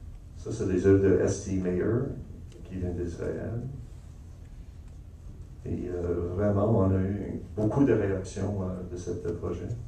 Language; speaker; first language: French; non-native, local second language; English